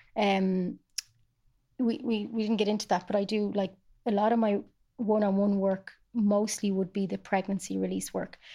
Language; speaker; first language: English; native; English